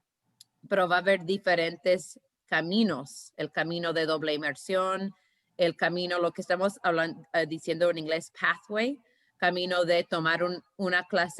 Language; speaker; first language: Spanish; early bilingual, heritage; Spanish